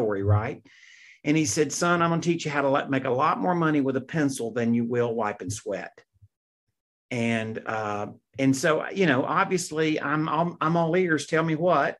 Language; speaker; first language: English; native; English